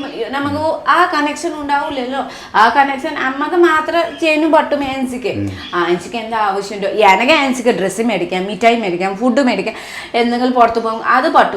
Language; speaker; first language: Malayalam; non-native, fluent; Nepali